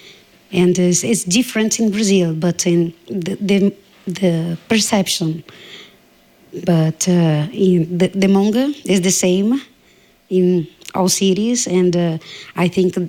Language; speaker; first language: English; non-native, learner; Portuguese